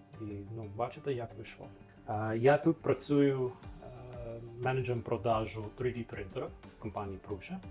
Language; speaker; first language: Ukrainian; non-native, fluent; English